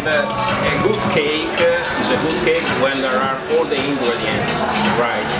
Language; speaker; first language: English; non-native, fluent; Italian